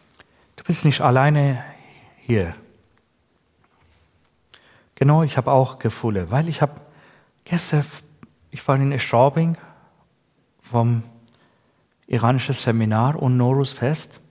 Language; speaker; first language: German; non-native, learner; Persian